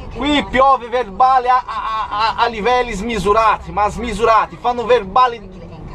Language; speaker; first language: Italian; non-native, fluent; Portuguese